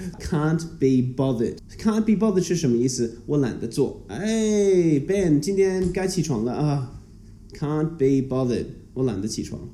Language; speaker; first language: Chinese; non-native, fluent; English